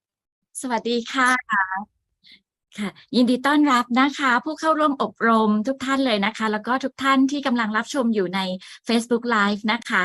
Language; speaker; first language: Thai; native; Thai